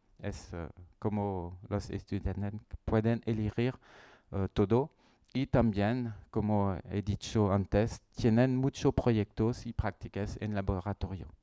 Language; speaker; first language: Spanish; non-native, learner; French